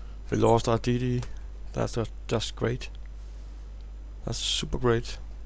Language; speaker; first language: English; non-native, fluent; Danish